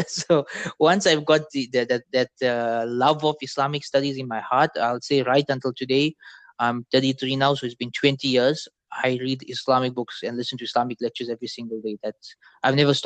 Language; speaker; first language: English; native; English